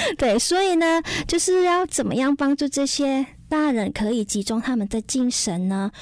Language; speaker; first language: Chinese; non-native, fluent; Indonesian